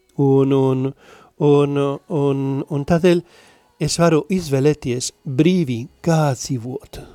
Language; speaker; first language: Latvian; non-native, learner; Spanish